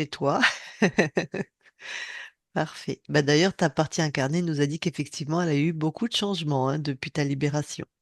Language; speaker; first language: French; native; French